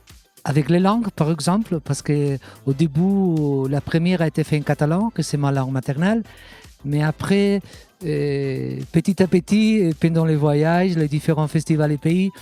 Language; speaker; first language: French; non-native, fluent; Catalan